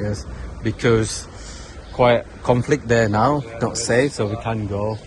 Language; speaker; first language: English; non-native, learner; Indonesian